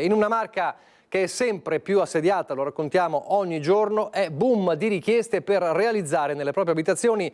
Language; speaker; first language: Italian; native; Italian